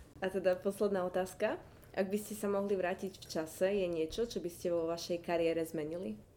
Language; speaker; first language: Slovak; native; Slovak